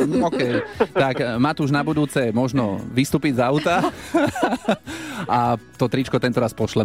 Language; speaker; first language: Slovak; native; Slovak